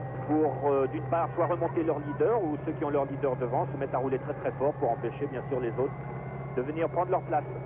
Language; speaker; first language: French; native; French